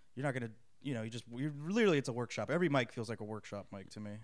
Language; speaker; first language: English; native; English